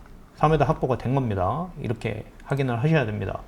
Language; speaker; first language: Korean; native; Korean